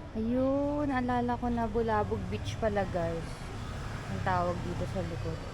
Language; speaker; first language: Filipino; native; Filipino